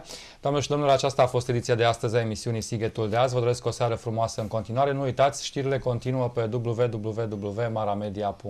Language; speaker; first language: Romanian; native; Romanian